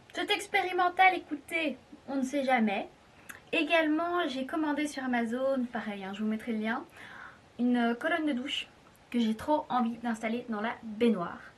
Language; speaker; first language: French; native; French